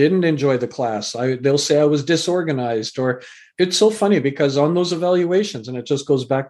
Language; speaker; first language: English; native; English